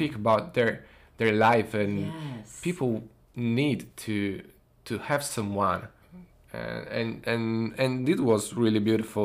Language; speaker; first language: English; non-native, fluent; Italian